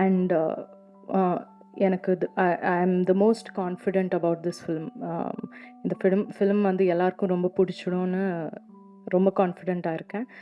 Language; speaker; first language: Tamil; non-native, local second language; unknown